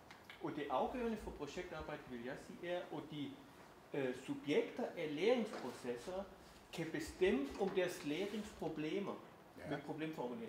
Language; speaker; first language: Danish; non-native, fluent; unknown